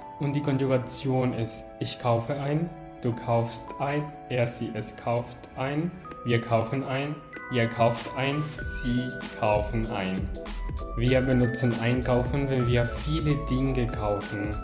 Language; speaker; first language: German; non-native, fluent; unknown